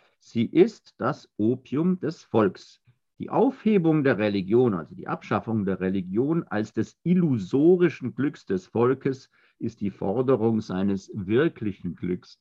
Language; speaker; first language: German; native; German